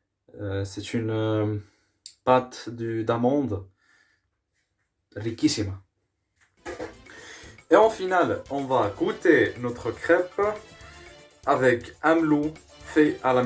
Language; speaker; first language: French; non-native, learner; Arabic